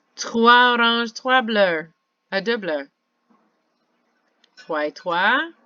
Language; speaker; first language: French; non-native, fluent; English